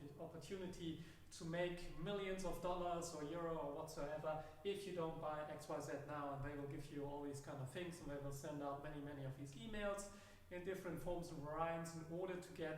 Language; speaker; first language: English; non-native, fluent; German